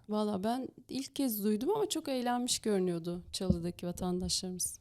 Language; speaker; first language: Turkish; native; Turkish